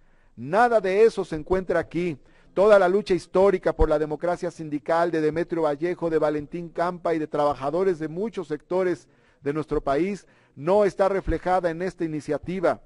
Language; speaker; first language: Spanish; native; Spanish